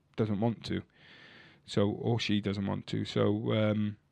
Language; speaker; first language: English; native; English